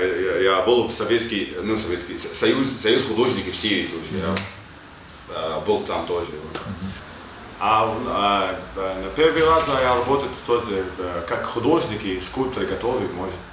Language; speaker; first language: Russian; non-native, learner; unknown